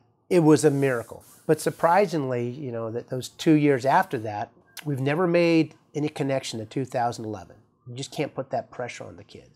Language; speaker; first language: English; native; English